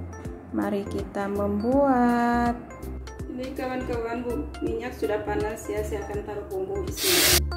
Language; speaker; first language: Indonesian; non-native, local second language; Sundanese